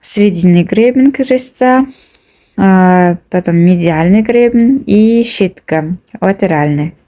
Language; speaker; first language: Russian; non-native, local second language; Kazakh